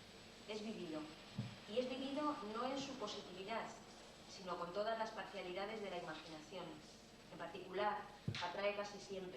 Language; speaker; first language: Spanish; native; Spanish